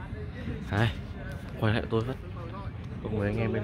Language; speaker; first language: Vietnamese; native; Vietnamese